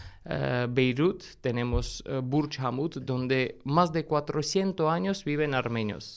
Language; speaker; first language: Spanish; non-native, fluent; Armenian